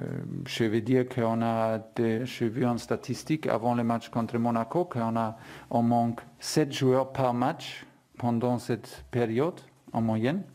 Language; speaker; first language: French; non-native, fluent; German